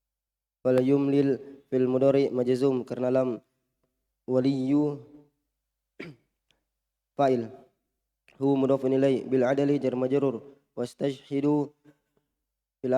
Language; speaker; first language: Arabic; non-native, learner; Indonesian